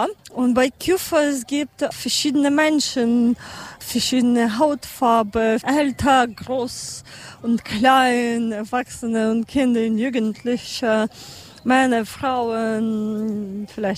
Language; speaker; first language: German; non-native, learner; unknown